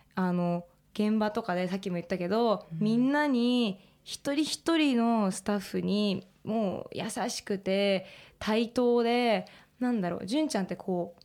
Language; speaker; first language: Japanese; native; Japanese